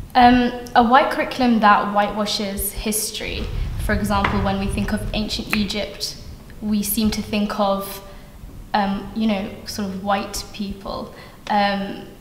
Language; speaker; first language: English; native; English